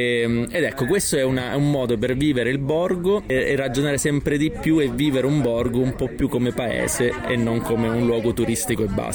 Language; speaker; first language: Italian; native; Italian